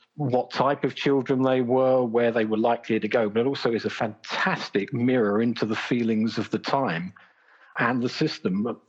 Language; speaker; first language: English; native; English